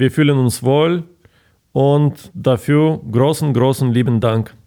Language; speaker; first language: German; non-native, fluent; Ukrainian